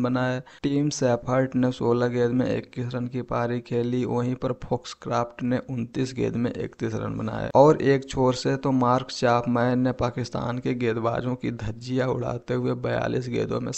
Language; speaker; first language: Hindi; native; Hindi